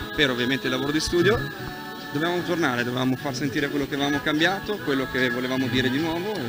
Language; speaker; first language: Italian; native; Italian